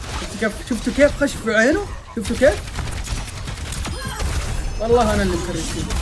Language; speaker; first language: Arabic; native; Arabic